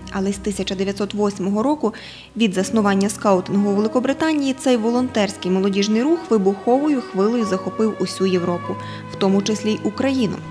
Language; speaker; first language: Ukrainian; native; Ukrainian